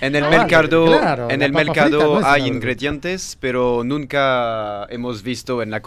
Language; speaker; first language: Spanish; non-native, learner; French